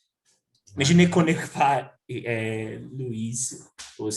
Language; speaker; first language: French; non-native, learner; Portuguese